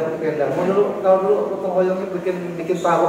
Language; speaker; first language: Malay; non-native, local second language; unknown